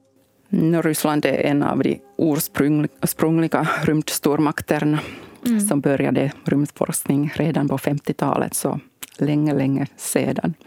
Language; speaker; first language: Swedish; non-native, local second language; Finnish